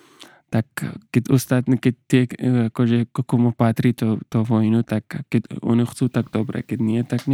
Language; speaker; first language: Slovak; non-native, learner; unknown